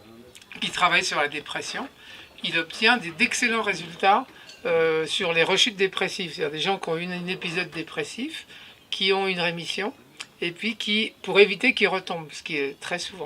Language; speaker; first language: French; native; French